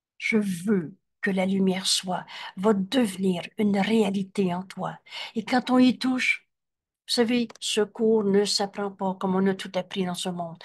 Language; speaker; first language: French; native; French